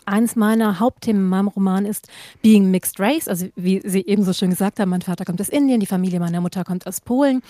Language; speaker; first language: German; native; German